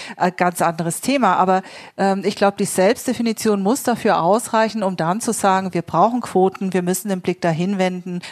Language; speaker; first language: German; native; German